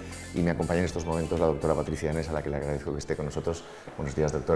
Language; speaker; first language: Spanish; native; Spanish